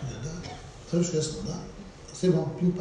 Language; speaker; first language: Russian; non-native, learner; Tibetan